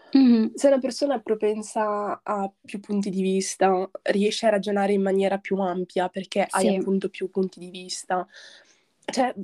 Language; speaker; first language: Italian; early bilingual, other home language; Arabic